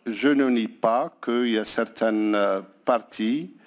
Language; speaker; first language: French; non-native, local second language; Arabic